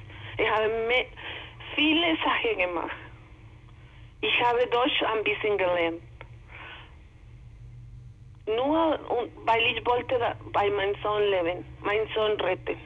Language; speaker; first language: German; non-native, learner; Spanish